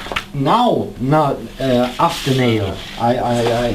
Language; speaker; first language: English; non-native, learner; Russian